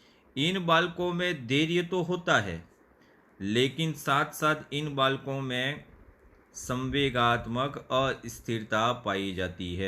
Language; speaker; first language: Hindi; native; Hindi